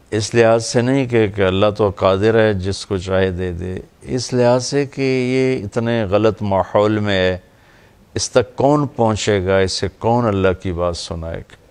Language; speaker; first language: Urdu; non-native, local second language; Punjabi